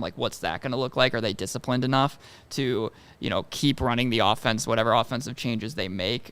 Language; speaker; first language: English; native; English